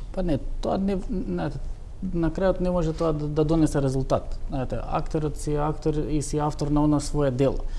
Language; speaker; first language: Macedonian; non-native, local second language; Turkish